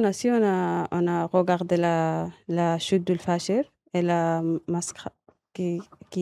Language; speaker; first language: French; non-native, learner; Arabic